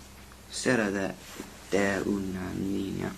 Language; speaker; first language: Spanish; non-native, learner; English